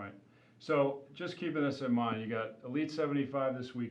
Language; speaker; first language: English; native; English